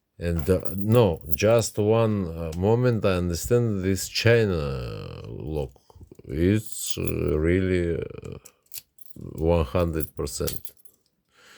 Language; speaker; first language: English; non-native, learner; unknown